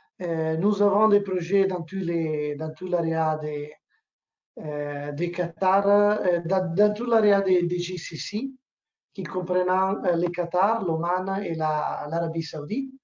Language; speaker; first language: French; non-native, learner; Italian